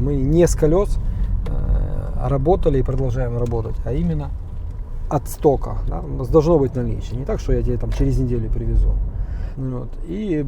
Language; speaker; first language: Russian; native; Russian